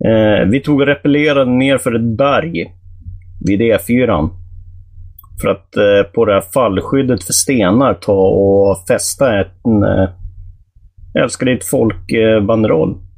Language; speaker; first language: Swedish; native; Swedish